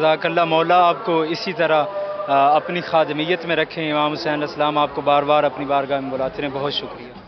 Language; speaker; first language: Urdu; native; Urdu